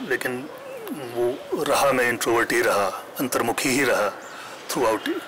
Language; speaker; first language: Hindi; non-native, local second language; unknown